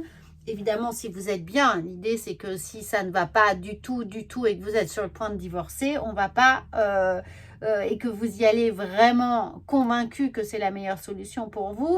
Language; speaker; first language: French; native; French